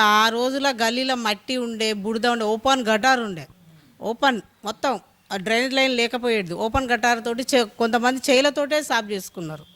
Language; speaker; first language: Telugu; native; Telugu